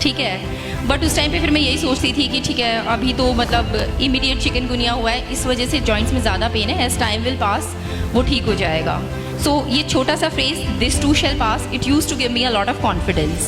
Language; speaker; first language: Hindi; native; Hindi